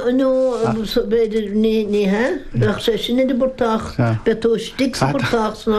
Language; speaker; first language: Irish; native; Irish